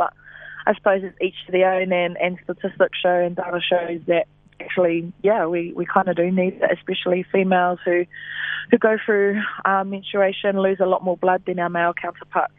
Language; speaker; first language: English; native; English